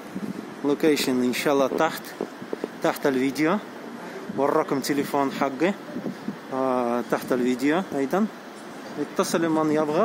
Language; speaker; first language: Arabic; non-native, learner; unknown